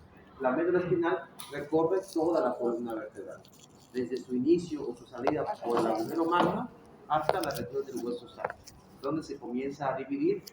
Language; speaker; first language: Spanish; native; Spanish